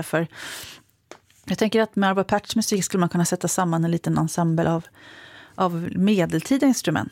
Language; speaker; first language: Swedish; native; Swedish